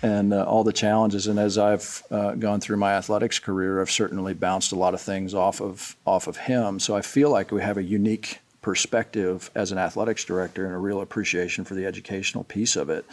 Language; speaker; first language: English; native; English